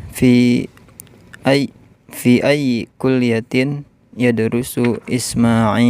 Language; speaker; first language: Arabic; non-native, learner; Indonesian